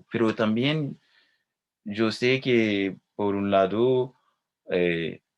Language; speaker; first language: Spanish; non-native, fluent; Haitian Creole